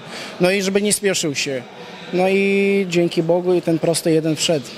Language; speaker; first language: Polish; non-native, fluent; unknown